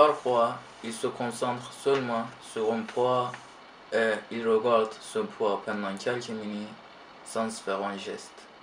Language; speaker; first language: French; non-native, learner; Turkish